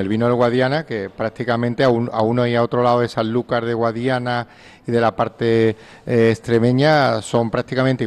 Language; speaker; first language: Spanish; native; Spanish